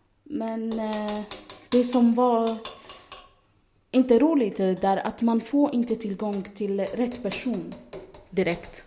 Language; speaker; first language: Swedish; non-native, fluent; Arabic